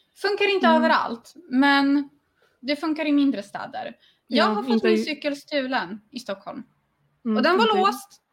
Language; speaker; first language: Swedish; early bilingual, other home language; Polish